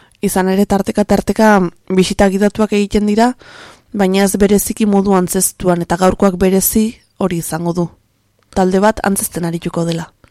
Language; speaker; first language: Basque; native; Basque